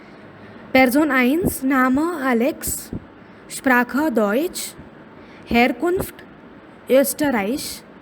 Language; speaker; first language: German; non-native, fluent; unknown